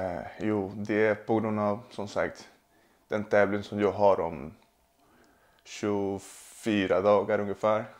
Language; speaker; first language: Swedish; non-native, fluent; Spanish